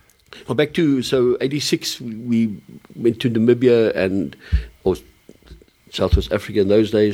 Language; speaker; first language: English; early bilingual, other home language; German